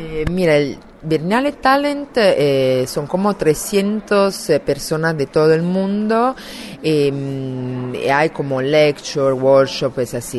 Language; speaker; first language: Spanish; non-native, fluent; Italian